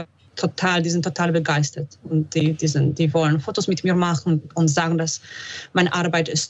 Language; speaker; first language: German; non-native, fluent; Polish